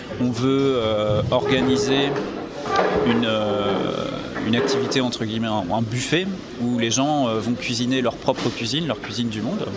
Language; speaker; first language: French; native; French